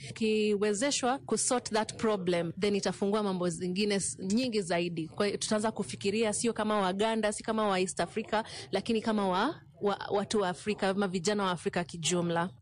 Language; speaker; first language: Swahili; non-native, local second language; Luo (Kenya and Tanzania)